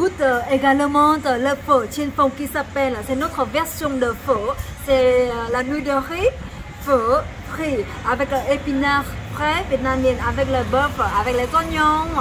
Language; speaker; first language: French; non-native, learner; Vietnamese